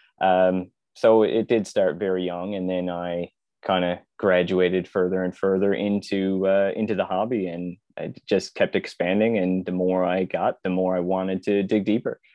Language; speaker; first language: English; native; English